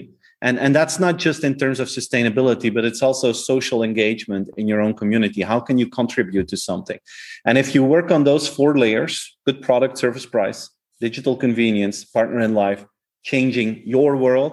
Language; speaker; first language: English; non-native, fluent; Dutch